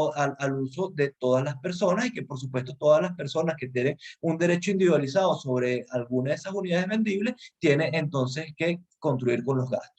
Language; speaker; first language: Spanish; native; Spanish